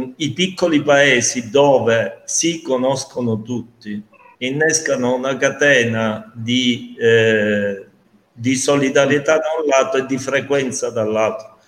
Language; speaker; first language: Italian; native; Italian